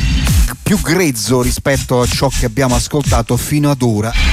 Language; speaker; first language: Italian; native; Italian